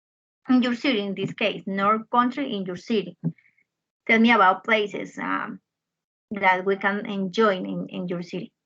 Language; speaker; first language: English; non-native, fluent; Spanish